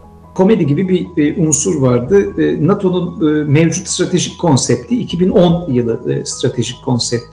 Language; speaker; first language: Turkish; native; Turkish